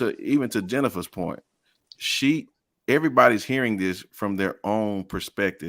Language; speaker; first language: English; native; English